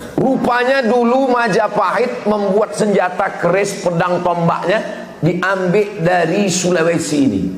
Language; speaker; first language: Indonesian; native; Indonesian